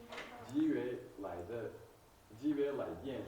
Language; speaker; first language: Chinese; non-native, learner; Kyrgyz